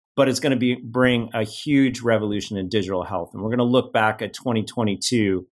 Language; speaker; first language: English; native; English